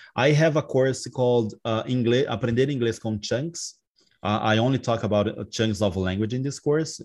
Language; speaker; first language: English; non-native, fluent; Portuguese